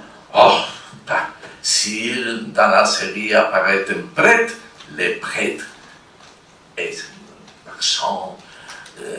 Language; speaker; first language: French; non-native, fluent; Spanish